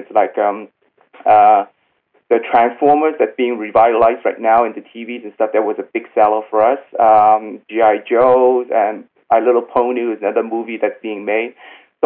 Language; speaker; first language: English; non-native, local second language; Cantonese